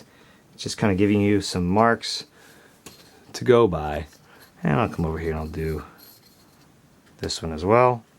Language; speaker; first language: English; native; English